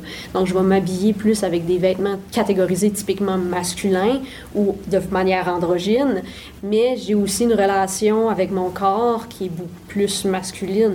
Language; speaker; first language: French; native; French